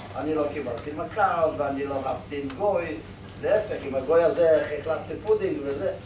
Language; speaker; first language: Hebrew; non-native, fluent; Polish